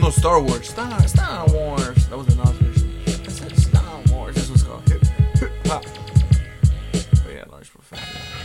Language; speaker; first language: English; early bilingual, other home language; Spanish